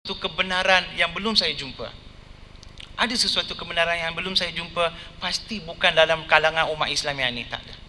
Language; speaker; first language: Malay; non-native, local second language; Tamil